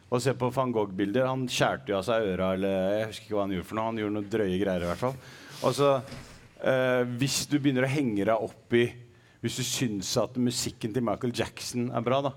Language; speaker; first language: Norwegian; early bilingual, other home language; Arabic